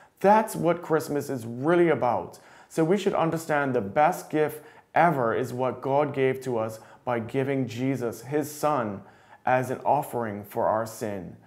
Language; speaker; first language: English; native; English